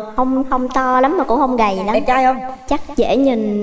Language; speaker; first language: Vietnamese; native; Vietnamese